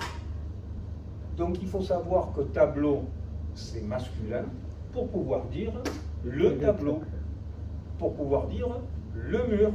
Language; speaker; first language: French; native; French